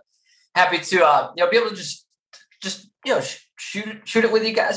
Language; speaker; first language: English; native; English